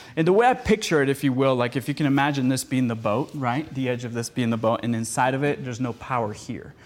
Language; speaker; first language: English; early bilingual, other home language; Spanish